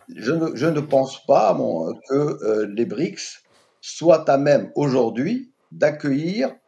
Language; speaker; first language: French; non-native, local second language; Arabic